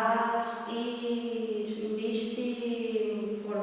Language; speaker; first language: German; non-native, learner; Spanish